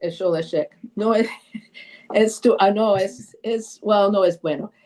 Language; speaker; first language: Spanish; early bilingual, heritage; Spanish